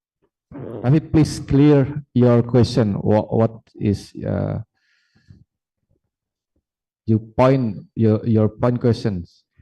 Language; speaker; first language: English; non-native, fluent; Indonesian